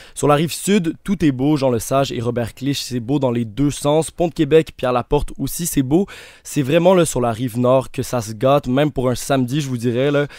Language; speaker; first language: French; native; French